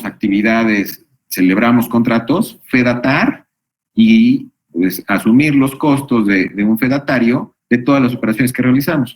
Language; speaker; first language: Spanish; native; Spanish